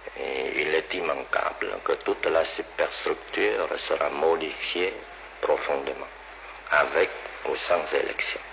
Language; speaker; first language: French; non-native, local second language; Vietnamese